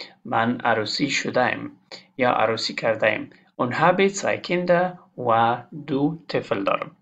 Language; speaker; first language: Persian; non-native, local second language; Pashto